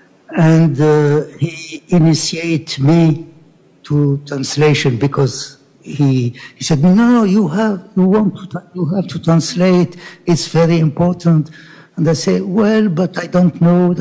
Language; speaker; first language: English; non-native, learner; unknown